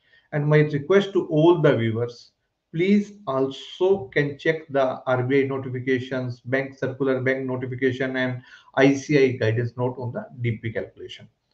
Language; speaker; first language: English; non-native, local second language; Hindi